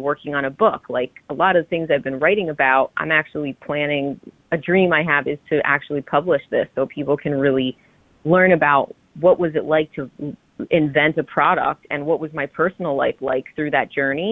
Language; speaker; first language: English; native; English